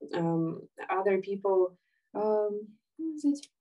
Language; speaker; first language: English; non-native, fluent; Ukrainian